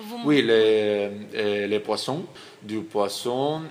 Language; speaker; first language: French; non-native, learner; Russian